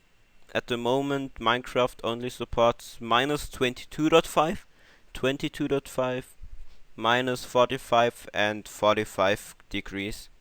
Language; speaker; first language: English; non-native, fluent; German